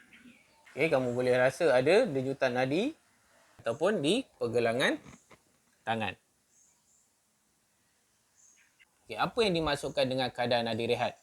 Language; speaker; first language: Malay; native; Malay